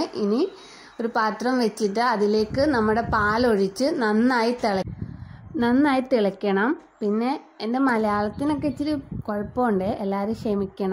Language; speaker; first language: Malayalam; early bilingual, heritage; Malayalam